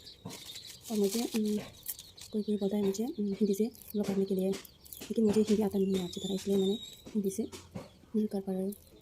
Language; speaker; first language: Hindi; non-native, local second language; Kok Borok